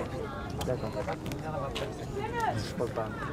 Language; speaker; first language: French; native; French